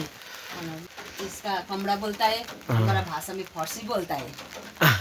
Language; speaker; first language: Hindi; non-native, local second language; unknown